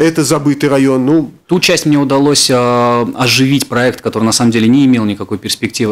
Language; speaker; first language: Russian; native; Russian